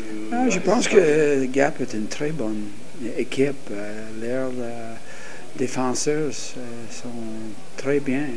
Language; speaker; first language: French; non-native, learner; English